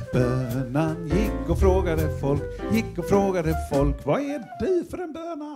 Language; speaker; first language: Swedish; native; Swedish